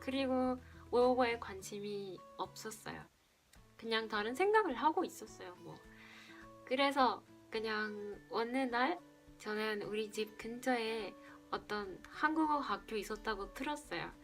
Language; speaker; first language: Korean; non-native, fluent; Spanish